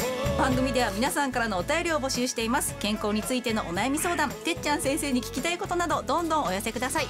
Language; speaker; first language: Japanese; native; Japanese